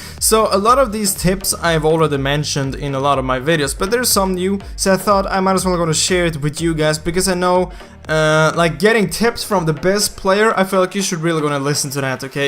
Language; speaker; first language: English; non-native, fluent; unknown